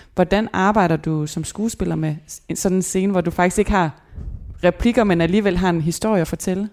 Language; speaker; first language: Danish; native; Danish